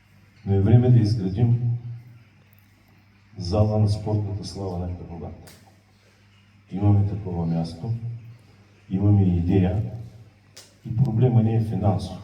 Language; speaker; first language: Bulgarian; native; Bulgarian